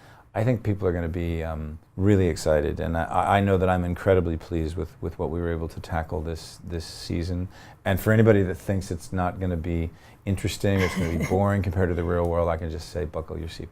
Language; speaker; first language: English; native; English